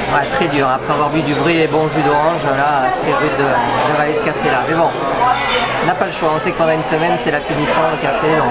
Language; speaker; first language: French; native; French